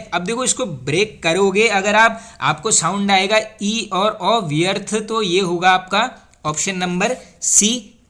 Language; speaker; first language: Hindi; native; Hindi